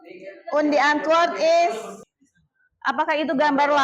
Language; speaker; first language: German; non-native, fluent; Indonesian